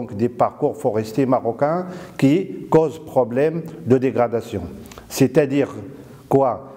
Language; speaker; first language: French; non-native, local second language; Arabic